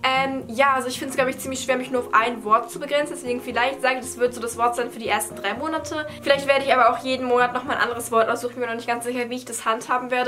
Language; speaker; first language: German; native; German